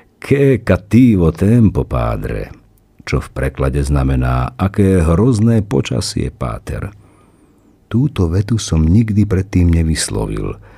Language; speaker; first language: Slovak; native; Slovak